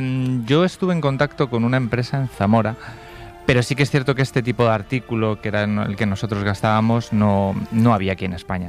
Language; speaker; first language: Spanish; native; Spanish